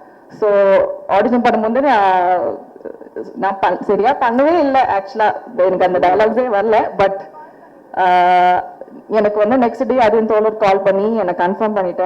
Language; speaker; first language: Tamil; non-native, fluent; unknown